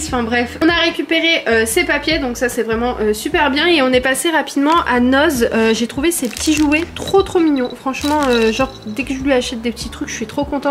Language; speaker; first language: French; native; French